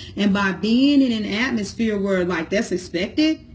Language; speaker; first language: English; native; English